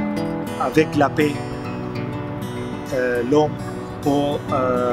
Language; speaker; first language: French; non-native, fluent; Arabic